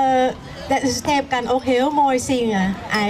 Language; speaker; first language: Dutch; non-native, learner; Thai